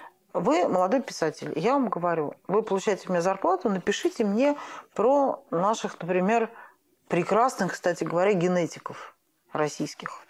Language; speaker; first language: Russian; native; Russian